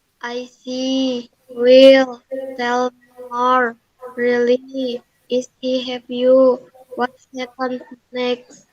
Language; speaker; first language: English; non-native, learner; Indonesian